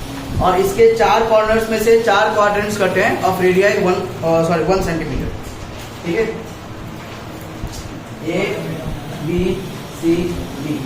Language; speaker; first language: Hindi; native; Hindi